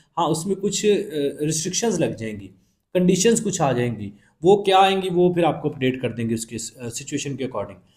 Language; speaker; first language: Urdu; non-native, local second language; Punjabi